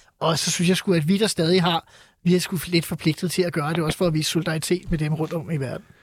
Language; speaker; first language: Danish; native; Danish